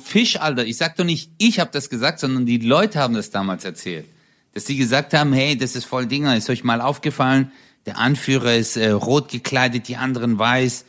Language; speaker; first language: German; early bilingual, other home language; Turkish